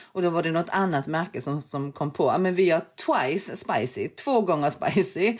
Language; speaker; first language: Swedish; early bilingual, other home language; Korean